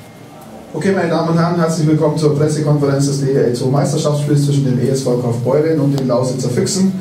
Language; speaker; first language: German; native; German